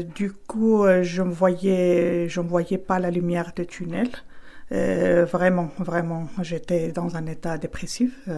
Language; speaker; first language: French; non-native, fluent; Spanish